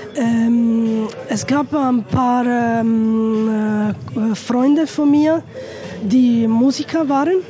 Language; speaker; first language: German; non-native, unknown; Italian